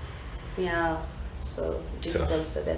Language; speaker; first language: English; non-native, learner; Tibetan